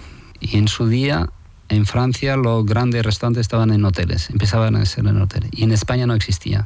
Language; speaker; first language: Spanish; non-native, fluent; French